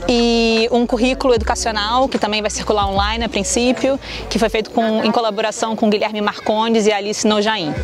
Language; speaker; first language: Portuguese; native; Portuguese